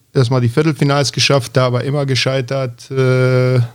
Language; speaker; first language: German; early bilingual, other home language; Bosnian